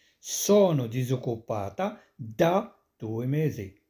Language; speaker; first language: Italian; non-native, fluent; Arabic